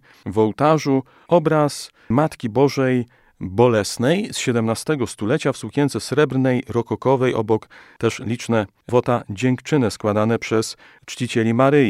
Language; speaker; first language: Polish; native; Polish